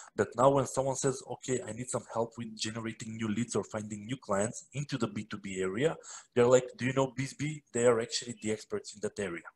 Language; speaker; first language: English; non-native, fluent; Macedonian